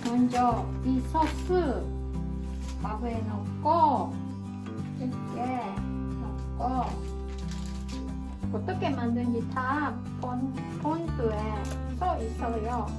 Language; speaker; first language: Korean; non-native, learner; Japanese